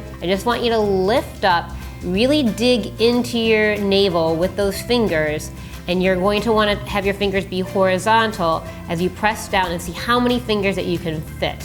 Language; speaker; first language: English; native; English